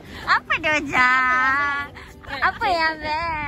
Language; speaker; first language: Malay; native; Malay